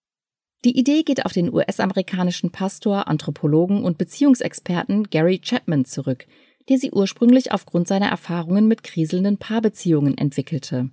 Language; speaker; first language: German; native; German